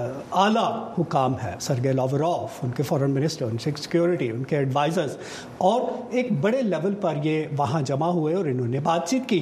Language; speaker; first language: Urdu; native; Urdu